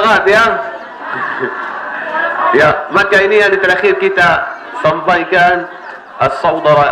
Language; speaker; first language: Indonesian; non-native, learner; Arabic